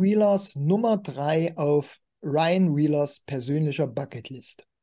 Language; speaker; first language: German; native; German